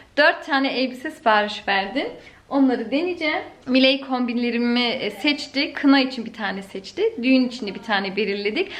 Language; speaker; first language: Turkish; early bilingual, heritage; Turkish